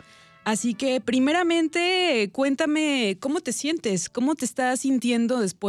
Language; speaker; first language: Spanish; native; Spanish